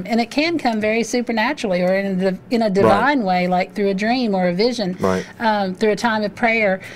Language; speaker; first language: English; native; English